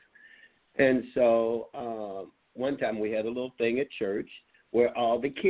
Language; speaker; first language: English; native; English